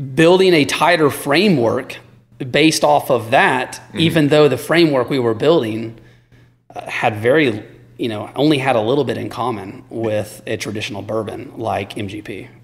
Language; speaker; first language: English; native; English